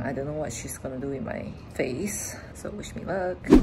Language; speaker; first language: English; non-native, local second language; Chinese